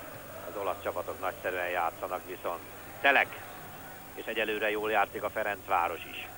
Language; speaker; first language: Hungarian; native; Hungarian